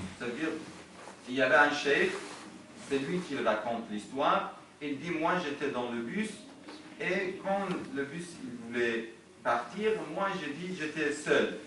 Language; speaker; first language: French; non-native, fluent; Arabic